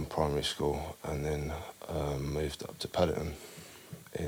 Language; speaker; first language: English; native; English